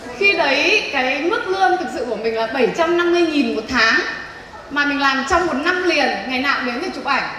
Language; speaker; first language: Vietnamese; native; Vietnamese